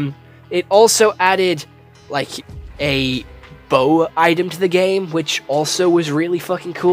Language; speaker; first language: English; native; English